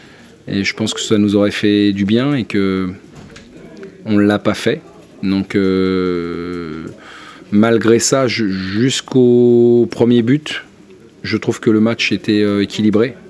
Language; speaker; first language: French; native; French